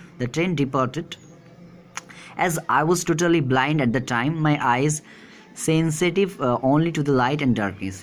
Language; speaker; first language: English; non-native, local second language; Bangla